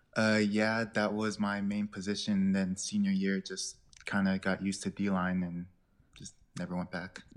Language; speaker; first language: English; native; English